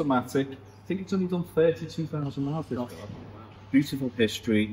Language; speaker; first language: English; native; English